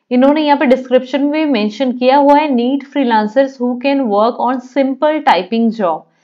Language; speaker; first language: Hindi; native; Hindi